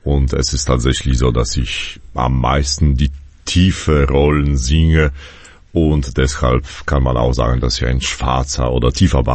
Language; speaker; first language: German; non-native, fluent; Polish